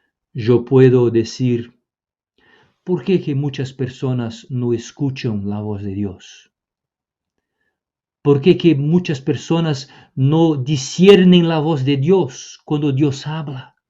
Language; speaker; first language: Spanish; non-native, fluent; Portuguese